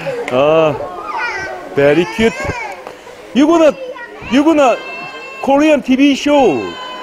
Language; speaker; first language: English; non-native, learner; Korean